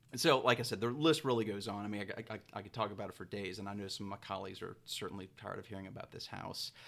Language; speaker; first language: English; native; English